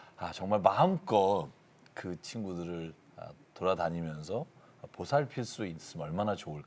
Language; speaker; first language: Korean; native; Korean